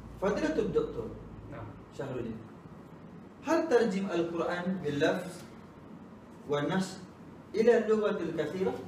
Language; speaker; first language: Arabic; non-native, learner; Malay